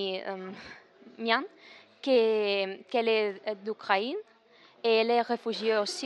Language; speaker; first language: French; non-native, learner; Catalan